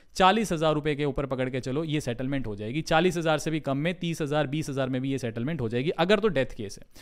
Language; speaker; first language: Hindi; native; Hindi